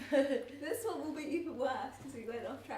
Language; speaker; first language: English; native; English